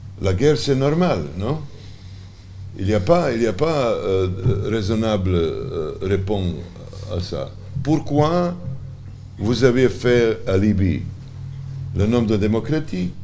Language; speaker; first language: French; non-native, learner; Serbian